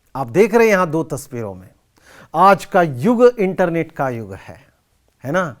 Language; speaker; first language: Hindi; non-native, local second language; Kannada